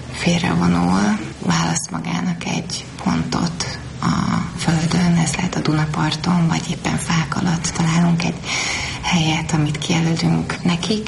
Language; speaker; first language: Hungarian; native; Hungarian